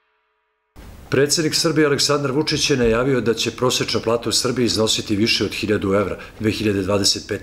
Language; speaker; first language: Serbian; native; Serbian